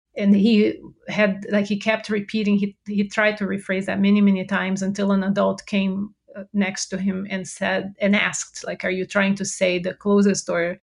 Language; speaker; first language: English; non-native, fluent; Portuguese